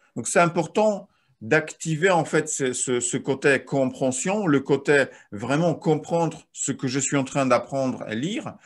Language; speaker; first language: French; non-native, fluent; Polish